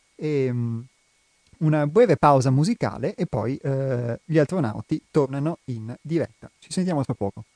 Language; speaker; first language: Italian; native; Italian